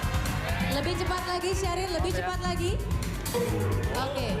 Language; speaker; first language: Indonesian; native; Indonesian